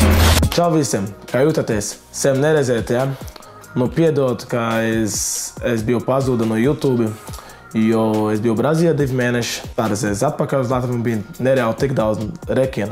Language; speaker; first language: Latvian; non-native, learner; Portuguese